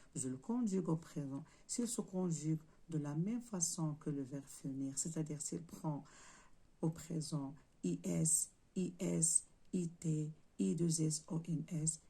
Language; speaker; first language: French; non-native, local second language; Arabic